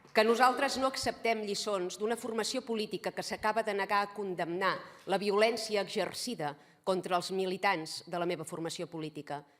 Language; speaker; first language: Catalan; native; Catalan